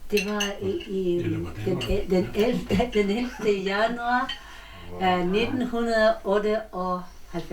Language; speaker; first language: Danish; non-native, learner; Russian